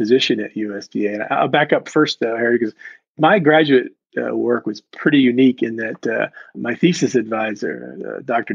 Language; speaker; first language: English; native; English